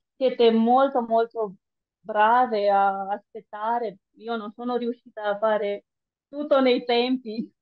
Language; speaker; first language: Italian; non-native, fluent; Romanian